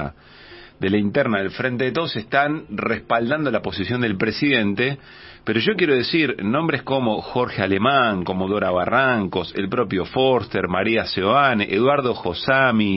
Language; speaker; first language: Spanish; native; Spanish